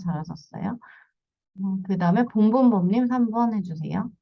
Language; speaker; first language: Korean; native; Korean